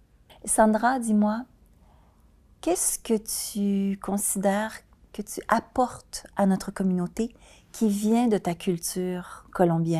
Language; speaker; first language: French; native; French